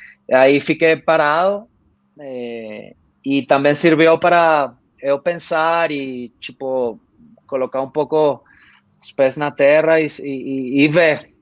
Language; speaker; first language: Portuguese; non-native, fluent; Spanish